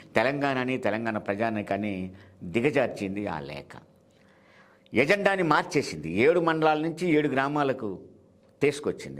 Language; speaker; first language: Telugu; native; Telugu